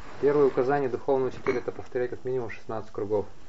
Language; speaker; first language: Russian; native; Russian